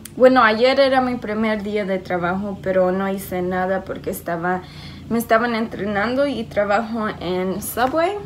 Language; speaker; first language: Spanish; early bilingual, heritage; Spanish